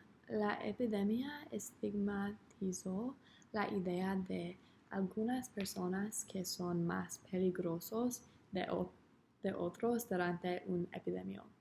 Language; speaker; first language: Spanish; non-native, learner; English